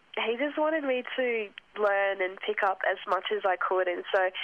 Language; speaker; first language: English; non-native, local second language; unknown